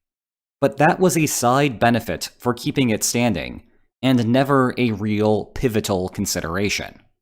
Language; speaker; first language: English; native; English